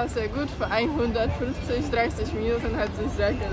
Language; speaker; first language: German; non-native, learner; Polish